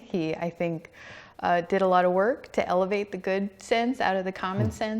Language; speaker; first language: English; native; English